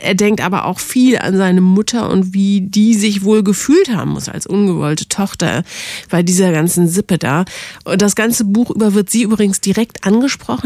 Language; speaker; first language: German; native; German